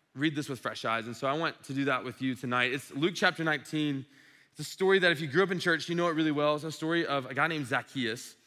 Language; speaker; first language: English; native; English